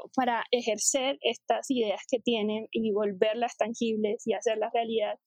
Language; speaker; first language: Spanish; native; Spanish